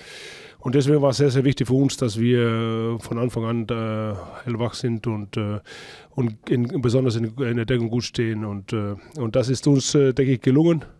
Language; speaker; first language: German; non-native, fluent; Icelandic